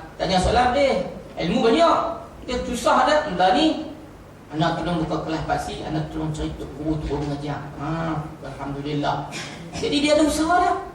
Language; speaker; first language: Malay; native; Malay